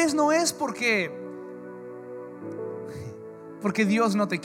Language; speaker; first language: Spanish; early bilingual, heritage; English